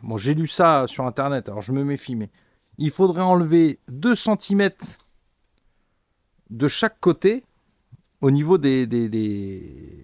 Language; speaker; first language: French; native; French